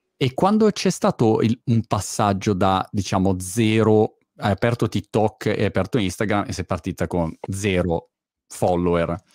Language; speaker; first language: Italian; native; Italian